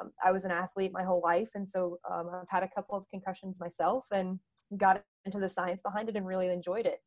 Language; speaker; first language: English; native; English